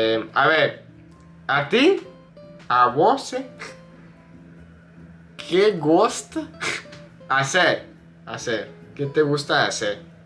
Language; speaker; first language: Spanish; non-native, fluent; English